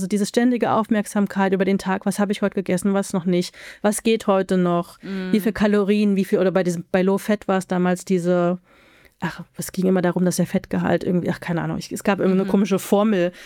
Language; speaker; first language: German; native; German